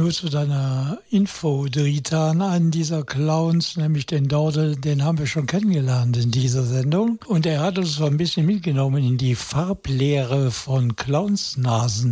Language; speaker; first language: German; native; German